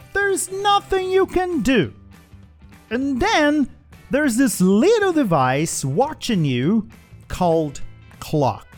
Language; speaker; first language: English; non-native, fluent; Portuguese